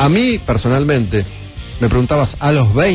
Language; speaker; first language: Spanish; native; Spanish